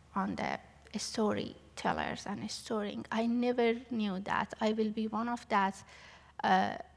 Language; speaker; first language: English; non-native, learner; Persian